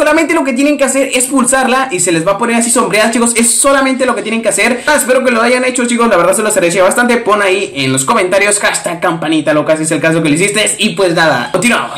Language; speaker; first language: Spanish; native; Spanish